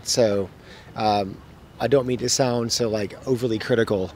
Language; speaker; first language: English; native; English